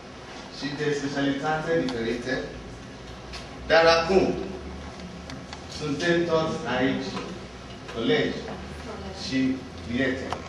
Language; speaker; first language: Romanian; non-native, learner; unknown